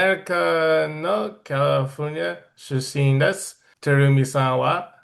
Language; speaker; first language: Japanese; non-native, learner; English